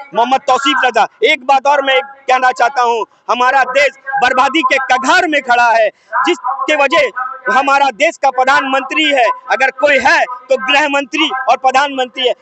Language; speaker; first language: Hindi; native; Hindi